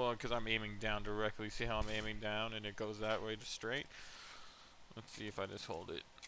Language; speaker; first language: English; native; English